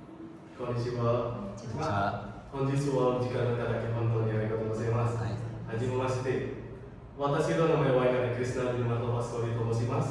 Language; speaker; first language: Japanese; non-native, learner; Indonesian